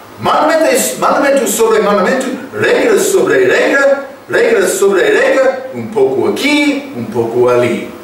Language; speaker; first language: Portuguese; non-native, fluent; English